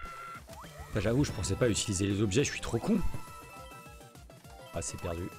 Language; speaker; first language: French; native; French